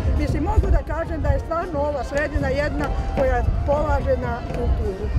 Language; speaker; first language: Serbian; non-native, local second language; Slovak